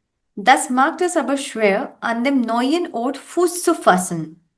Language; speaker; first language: German; non-native, fluent; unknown